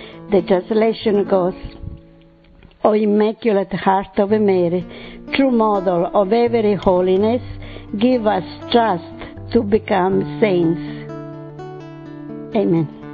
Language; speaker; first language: English; non-native, fluent; Italian